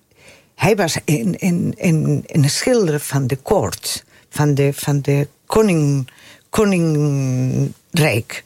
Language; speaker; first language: Dutch; non-native, fluent; Spanish